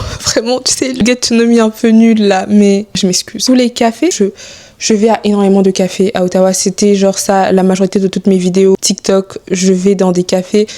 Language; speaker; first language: French; early bilingual, other home language; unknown